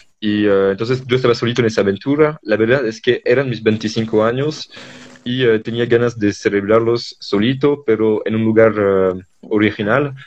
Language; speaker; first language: Spanish; non-native, fluent; French